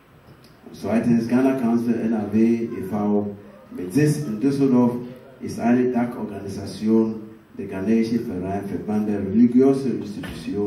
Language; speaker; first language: German; non-native, fluent; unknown